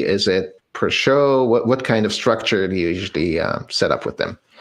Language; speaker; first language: English; native; English